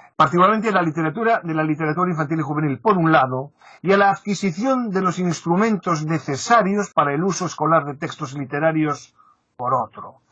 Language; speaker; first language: Spanish; non-native, local second language; Galician